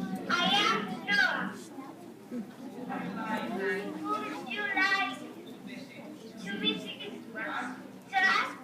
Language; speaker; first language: English; non-native, learner; Spanish